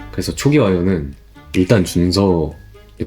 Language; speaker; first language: Korean; native; Korean